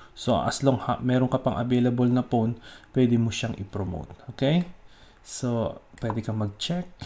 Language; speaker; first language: Filipino; native; Filipino